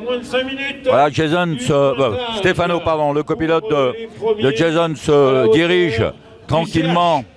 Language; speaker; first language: French; native; French